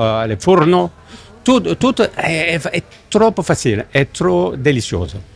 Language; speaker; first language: Italian; non-native, learner; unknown